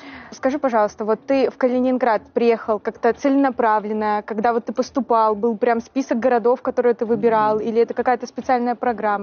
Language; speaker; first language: Russian; native; Russian